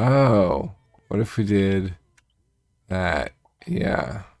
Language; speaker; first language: English; native; English